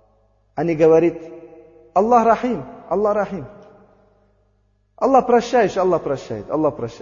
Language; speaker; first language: Russian; non-native, learner; Uzbek